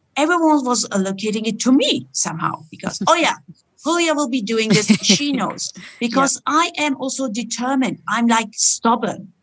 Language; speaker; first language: English; non-native, fluent; Turkish